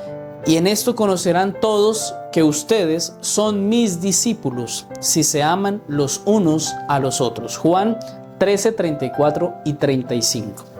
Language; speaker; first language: Spanish; native; Spanish